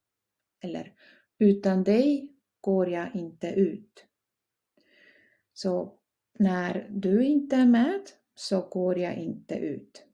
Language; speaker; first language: Swedish; non-native, fluent; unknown